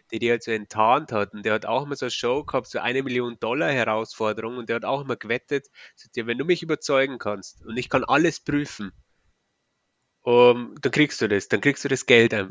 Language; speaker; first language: German; native; German